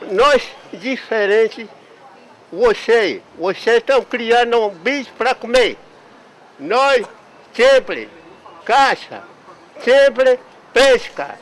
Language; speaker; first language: Portuguese; non-native, local second language; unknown